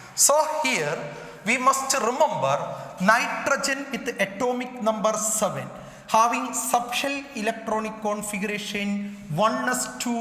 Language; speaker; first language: English; non-native, local second language; Malayalam